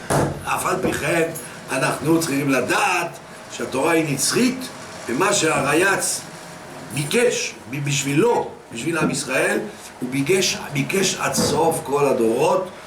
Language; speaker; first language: Hebrew; non-native, fluent; French